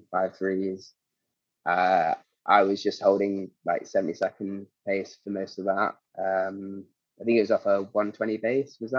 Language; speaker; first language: English; native; English